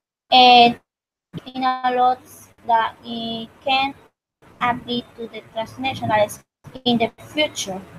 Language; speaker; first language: English; non-native, learner; Spanish